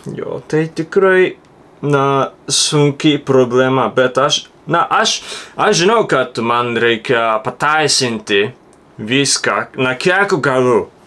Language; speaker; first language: Lithuanian; non-native, learner; Japanese